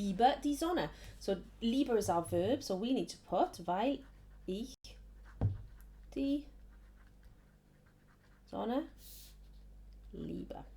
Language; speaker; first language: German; non-native, fluent; English